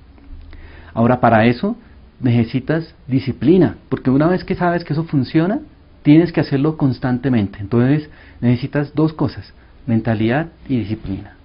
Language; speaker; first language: Spanish; early bilingual, other home language; Korean